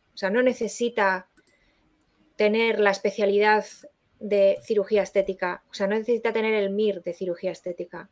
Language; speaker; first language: Spanish; native; Spanish